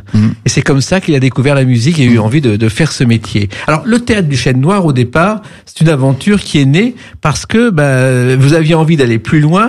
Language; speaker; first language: French; native; French